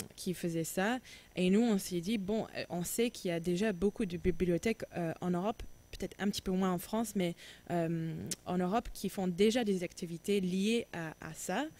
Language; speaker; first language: French; non-native, fluent; English